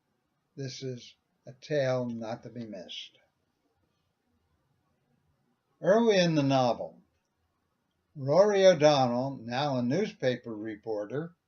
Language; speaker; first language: English; native; English